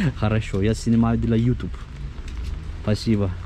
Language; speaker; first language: Russian; non-native, learner; Turkish